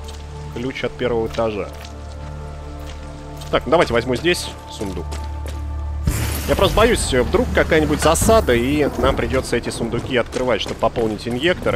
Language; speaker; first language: Russian; native; Russian